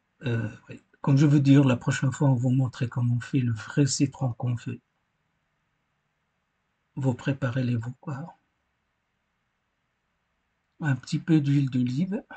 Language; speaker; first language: French; non-native, fluent; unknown